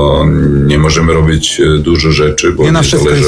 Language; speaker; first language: Polish; non-native, learner; Serbian